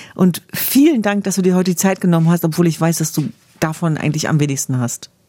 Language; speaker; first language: German; native; German